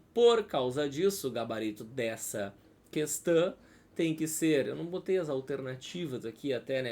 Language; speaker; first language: Portuguese; native; Portuguese